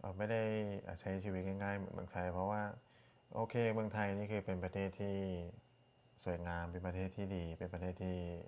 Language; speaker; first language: Thai; early bilingual, other home language; Korean